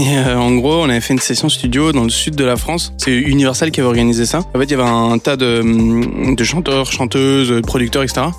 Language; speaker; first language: French; native; French